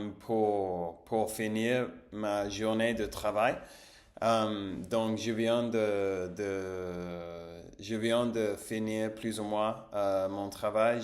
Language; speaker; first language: French; non-native, learner; English